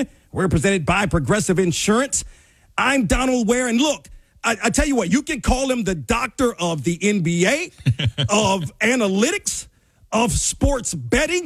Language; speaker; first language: English; native; English